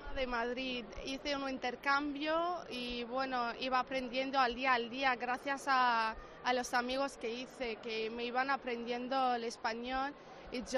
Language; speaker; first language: Spanish; non-native, fluent; Arabic